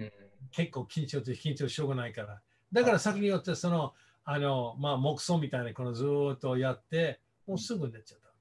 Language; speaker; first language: Japanese; non-native, fluent; English